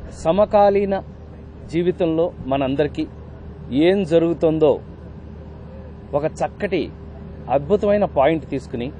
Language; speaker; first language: Telugu; native; Telugu